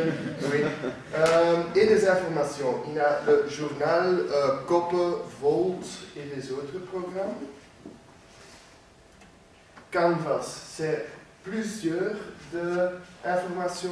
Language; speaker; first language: French; non-native, learner; Dutch